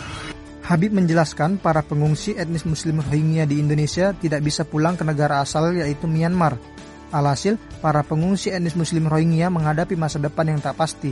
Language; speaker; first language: Indonesian; native; Indonesian